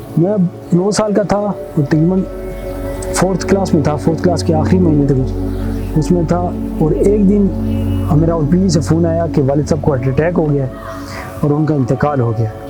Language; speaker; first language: Urdu; non-native, local second language; Pahari-Potwari